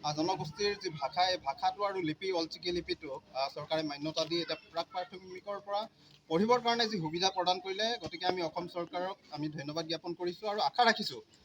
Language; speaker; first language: Assamese; non-native, local second language; Santali